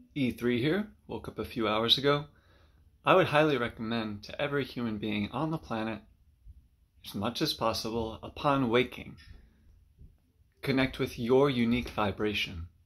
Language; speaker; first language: English; native; English